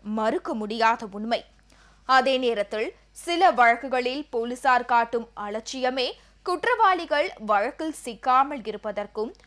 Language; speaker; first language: Tamil; native; Tamil